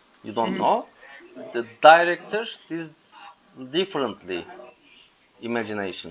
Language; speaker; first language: English; non-native, learner; Turkish